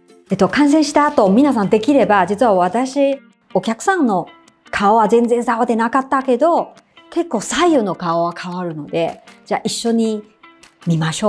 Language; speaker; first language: Japanese; non-native, fluent; Chinese